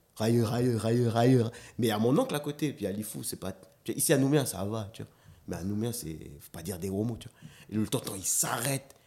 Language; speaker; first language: French; non-native, local second language; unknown